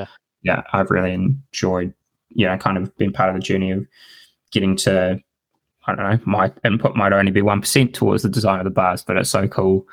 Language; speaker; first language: English; native; English